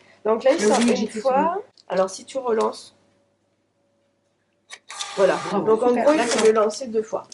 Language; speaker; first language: French; native; French